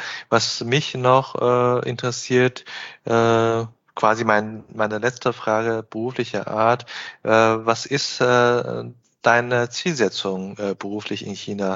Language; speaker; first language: German; non-native, fluent; Chinese